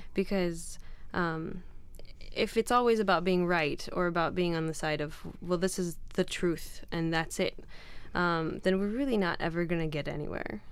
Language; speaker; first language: English; non-native, fluent; Arabic